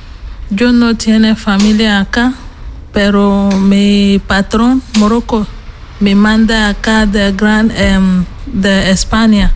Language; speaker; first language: Spanish; non-native, learner; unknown